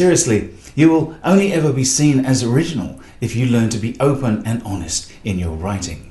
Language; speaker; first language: English; native; English